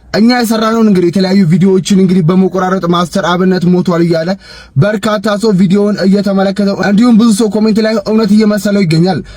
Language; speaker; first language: Amharic; native; Amharic